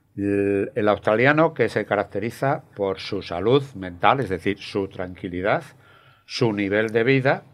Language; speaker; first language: Spanish; native; Spanish